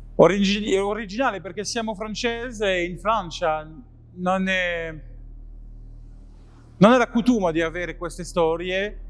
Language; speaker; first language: Italian; non-native, learner; French